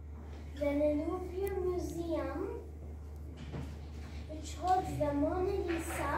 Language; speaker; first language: English; non-native, learner; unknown